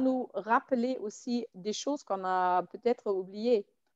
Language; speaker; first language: French; non-native, fluent; German